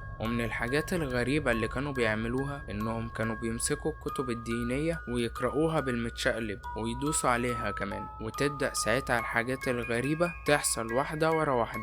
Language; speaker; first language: Arabic; native; Arabic